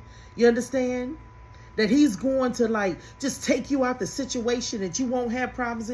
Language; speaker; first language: English; native; English